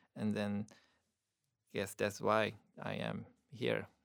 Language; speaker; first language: English; non-native, fluent; Korean